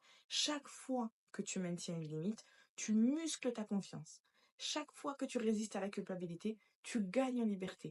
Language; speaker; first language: French; native; French